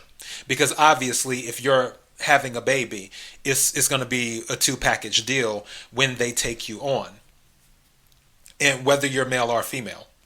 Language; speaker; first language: English; native; English